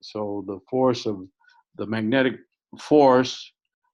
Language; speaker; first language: English; native; English